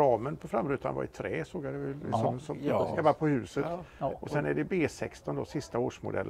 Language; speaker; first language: Swedish; native; Swedish